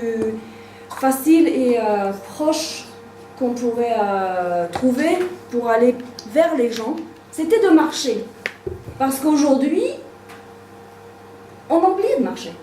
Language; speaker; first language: French; native; French